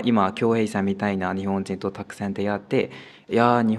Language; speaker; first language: Japanese; non-native, fluent; Burmese